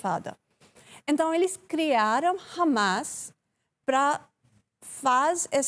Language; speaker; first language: Portuguese; non-native, learner; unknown